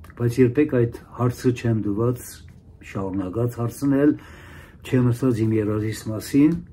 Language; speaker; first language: Armenian; early bilingual, heritage; Armenian